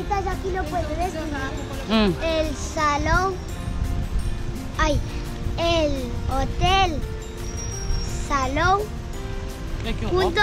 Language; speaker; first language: Spanish; early bilingual, other home language; Filipino